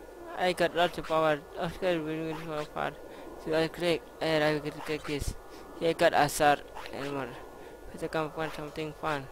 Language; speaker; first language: English; non-native, learner; Indonesian